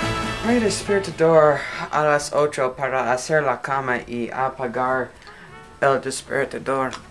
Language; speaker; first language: Spanish; non-native, learner; English